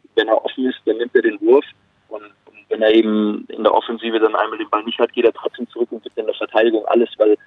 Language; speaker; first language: German; native; German